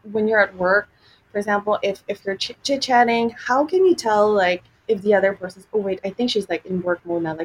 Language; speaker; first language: English; non-native, local second language; Filipino